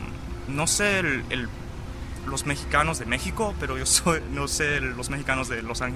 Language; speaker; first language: Spanish; early bilingual, heritage; English